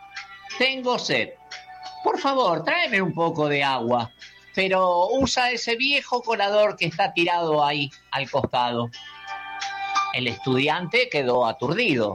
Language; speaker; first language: Spanish; native; Spanish